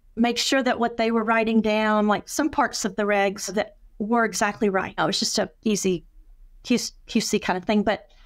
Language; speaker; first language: English; native; English